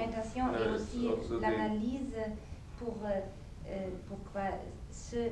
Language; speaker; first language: French; non-native, fluent; German